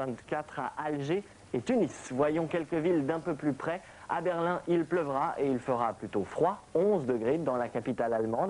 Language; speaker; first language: French; native; French